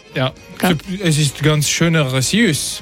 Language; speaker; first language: German; non-native, learner; French